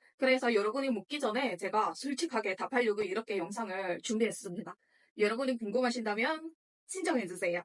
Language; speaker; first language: Korean; non-native, fluent; Indonesian